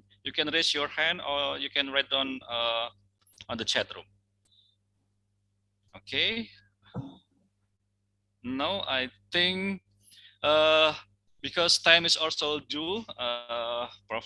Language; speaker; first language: English; non-native, fluent; Indonesian